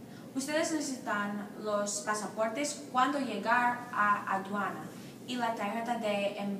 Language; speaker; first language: Spanish; non-native, learner; English